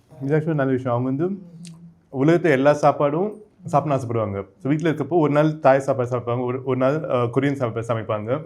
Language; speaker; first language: Tamil; native; Tamil